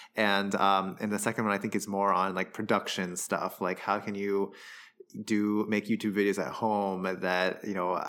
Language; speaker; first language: English; early bilingual, other home language; Chinese